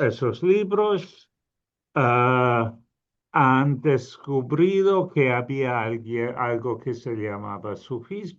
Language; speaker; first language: Spanish; non-native, fluent; English